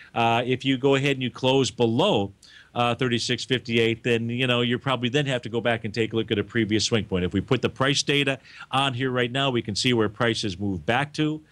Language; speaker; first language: English; native; English